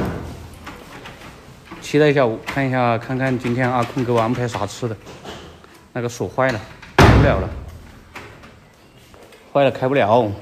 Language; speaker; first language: Chinese; native; Chinese